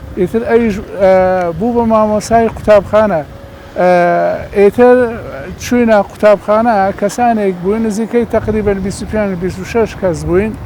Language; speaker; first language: Central Kurdish; non-native, local second language; Gurani